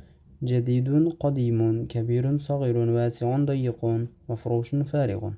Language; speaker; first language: Arabic; non-native, fluent; Uzbek